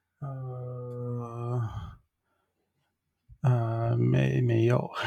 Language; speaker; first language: Chinese; non-native, fluent; English